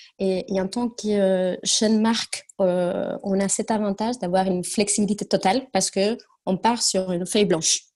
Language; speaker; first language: French; non-native, fluent; Spanish